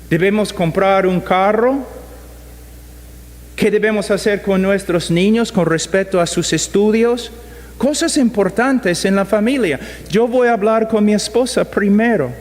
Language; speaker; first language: Spanish; non-native, fluent; English